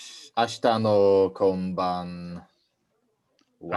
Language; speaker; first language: Japanese; non-native, learner; Dutch